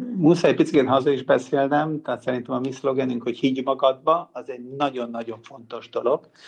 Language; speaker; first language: Hungarian; non-native, local second language; Serbian